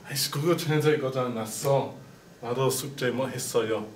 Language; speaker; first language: Korean; non-native, learner; English